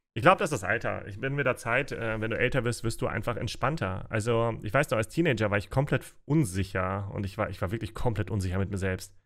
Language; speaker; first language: German; early bilingual, other home language; Russian